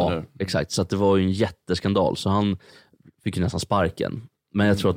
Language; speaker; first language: Swedish; native; Swedish